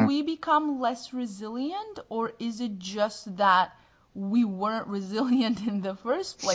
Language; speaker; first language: English; non-native, fluent; Bulgarian